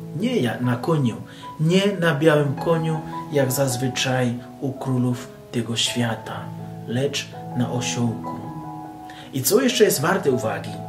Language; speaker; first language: Polish; non-native, fluent; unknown